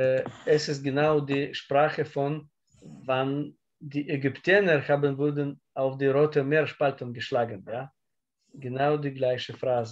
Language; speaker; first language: German; non-native, learner; Russian